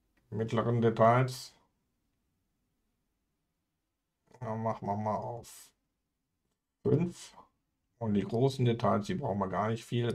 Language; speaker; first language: German; native; German